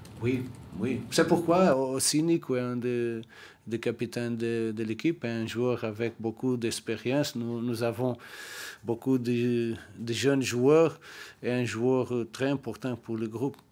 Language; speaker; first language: French; non-native, learner; Portuguese